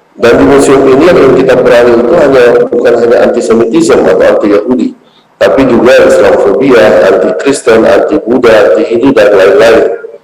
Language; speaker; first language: Indonesian; native; Indonesian